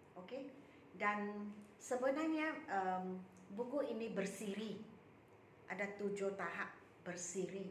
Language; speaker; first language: Malay; non-native, local second language; Chinese